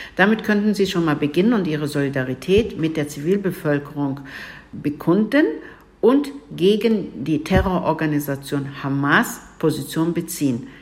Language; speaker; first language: German; early bilingual, other home language; Turkish